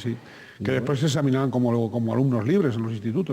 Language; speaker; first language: Spanish; native; Spanish